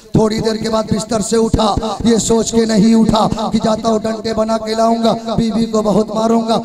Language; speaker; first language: Hindi; non-native, local second language; Urdu